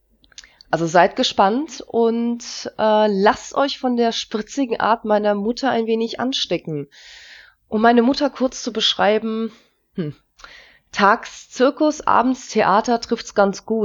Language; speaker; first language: German; native; German